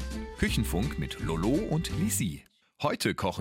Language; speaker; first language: German; native; German